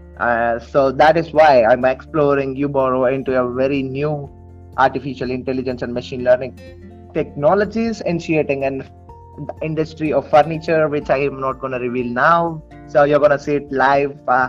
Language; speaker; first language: English; non-native, local second language; Telugu